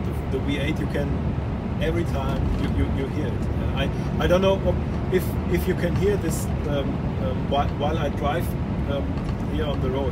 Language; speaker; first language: English; non-native, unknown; German